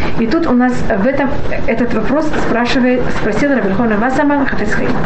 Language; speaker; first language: Russian; early bilingual, heritage; Russian